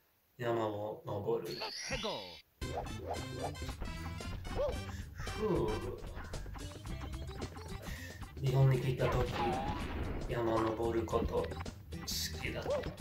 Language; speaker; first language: Japanese; non-native, learner; English